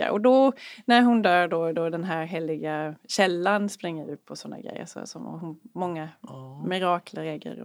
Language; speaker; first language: Swedish; non-native, fluent; English